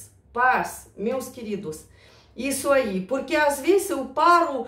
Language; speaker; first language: Portuguese; non-native, fluent; Russian